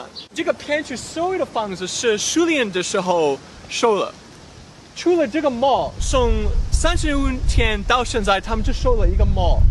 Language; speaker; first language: Chinese; non-native, fluent; English